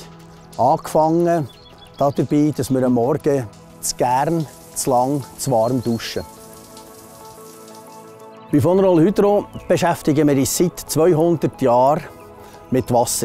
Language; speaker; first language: German; native; German